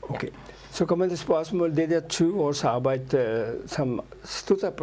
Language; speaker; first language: Danish; non-native, fluent; Urdu